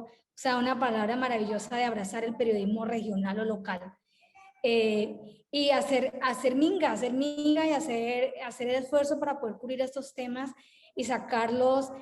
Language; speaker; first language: Spanish; native; Spanish